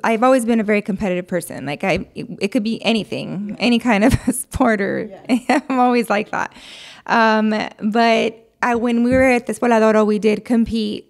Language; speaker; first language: English; early bilingual, other home language; Spanish